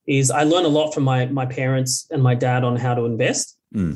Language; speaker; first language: English; native; English